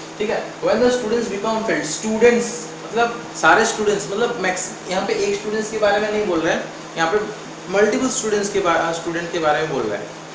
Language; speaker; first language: Hindi; non-native, local second language; Odia